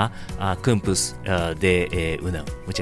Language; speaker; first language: Spanish; non-native, learner; Japanese